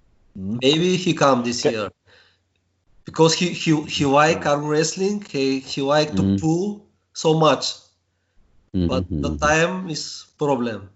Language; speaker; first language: English; non-native, learner; Bulgarian